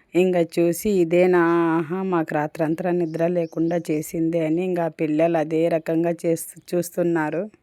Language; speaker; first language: Telugu; non-native, local second language; Urdu